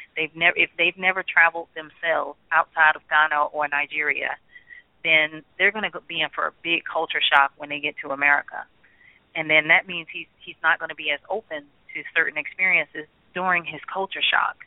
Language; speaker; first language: English; native; English